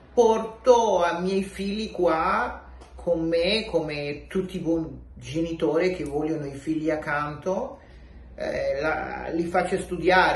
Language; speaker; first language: Italian; non-native, local second language; Spanish